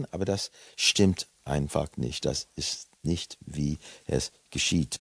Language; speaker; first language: German; non-native, fluent; English